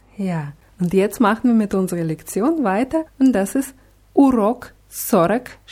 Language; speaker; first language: German; non-native, fluent; Russian